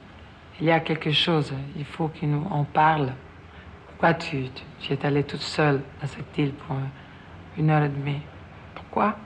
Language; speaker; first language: French; non-native, fluent; Italian